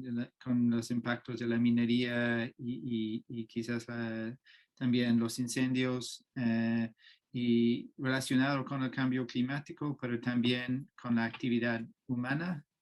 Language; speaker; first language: Spanish; non-native, fluent; English